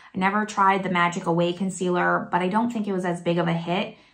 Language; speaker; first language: English; native; English